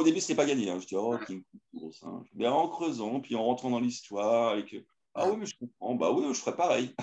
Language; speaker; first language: French; native; French